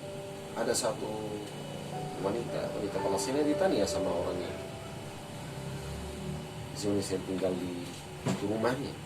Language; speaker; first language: Indonesian; non-native, fluent; Arabic